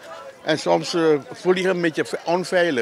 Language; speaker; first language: Dutch; non-native, local second language; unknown